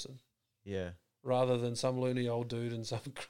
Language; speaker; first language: English; native; English